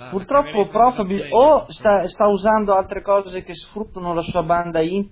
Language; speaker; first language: Italian; native; Italian